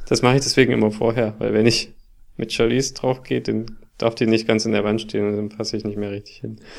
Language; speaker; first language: German; native; German